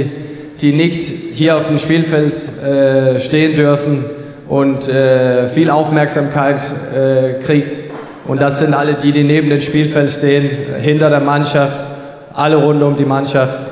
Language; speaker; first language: German; non-native, fluent; Danish